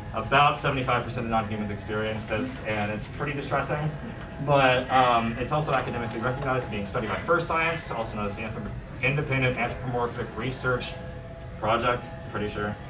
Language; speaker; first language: English; native; English